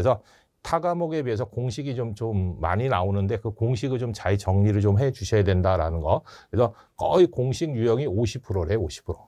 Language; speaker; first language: Korean; native; Korean